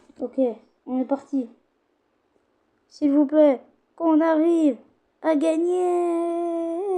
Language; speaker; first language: French; native; French